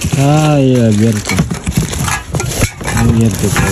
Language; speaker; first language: Spanish; non-native, learner; Filipino